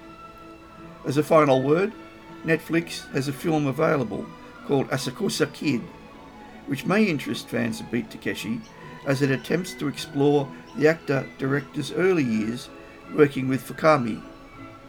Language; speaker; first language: English; native; English